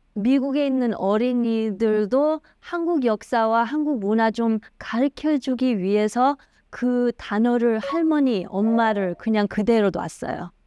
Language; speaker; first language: Korean; early bilingual, heritage; Korean